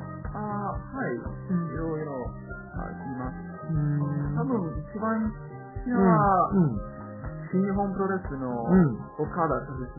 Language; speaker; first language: Japanese; non-native, learner; Italian